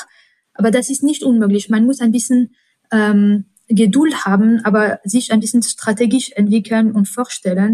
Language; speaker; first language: German; non-native, fluent; French